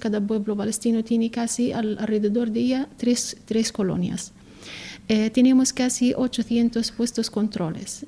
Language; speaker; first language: Spanish; non-native, learner; Arabic